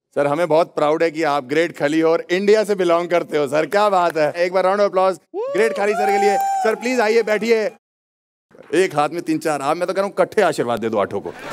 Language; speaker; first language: Hindi; native; Hindi